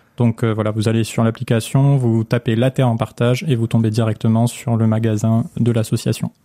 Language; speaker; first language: French; native; French